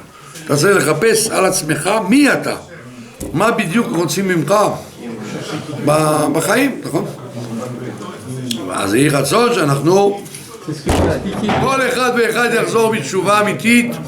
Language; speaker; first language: Hebrew; non-native, fluent; French